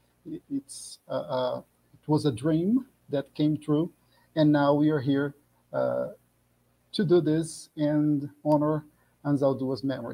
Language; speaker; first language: English; non-native, fluent; Portuguese